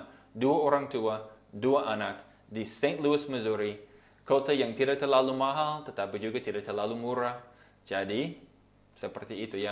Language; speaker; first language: Indonesian; non-native, fluent; English